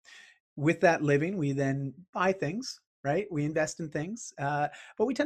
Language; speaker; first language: English; native; English